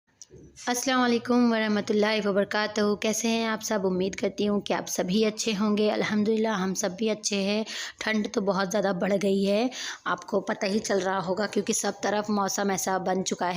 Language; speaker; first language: Hindi; native; Hindi